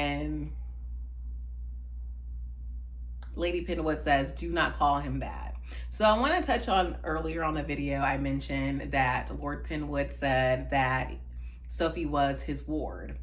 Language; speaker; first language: English; native; English